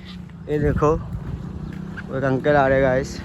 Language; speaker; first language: Hindi; non-native, local second language; Bangla